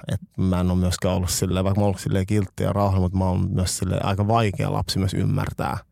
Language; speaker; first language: Finnish; early bilingual, other home language; French